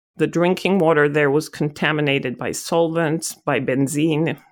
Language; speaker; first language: English; non-native, fluent; Hebrew